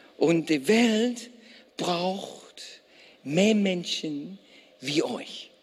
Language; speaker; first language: German; non-native, fluent; English